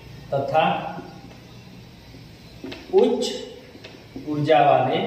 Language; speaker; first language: Hindi; native; Hindi